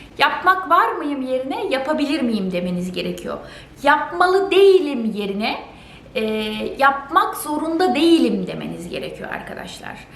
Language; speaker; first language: Turkish; native; Turkish